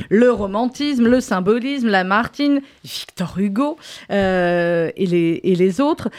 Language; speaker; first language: French; native; French